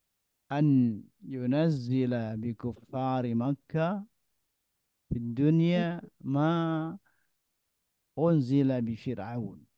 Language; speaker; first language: Arabic; non-native, fluent; Indonesian